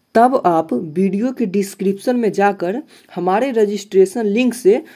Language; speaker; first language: Hindi; native; Hindi